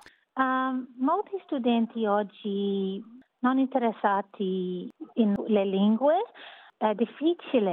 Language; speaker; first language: Italian; non-native, learner; English